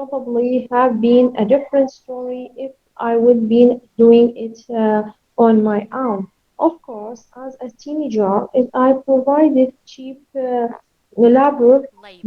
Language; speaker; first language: English; non-native, learner; Arabic